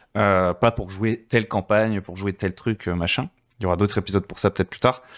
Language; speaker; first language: French; native; French